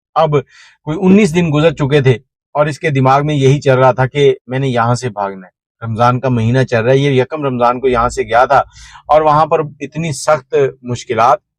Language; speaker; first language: Urdu; non-native, local second language; Punjabi